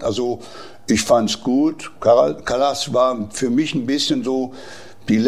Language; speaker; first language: German; native; German